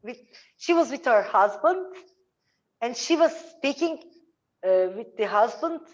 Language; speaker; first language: English; non-native, learner; Turkish